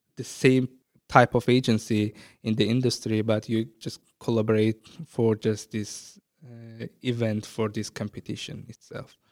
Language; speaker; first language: English; non-native, fluent; Azerbaijani